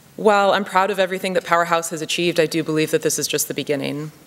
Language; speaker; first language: English; native; English